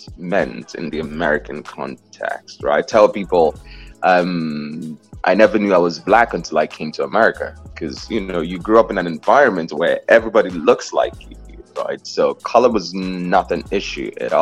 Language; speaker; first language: English; non-native, local second language; Igbo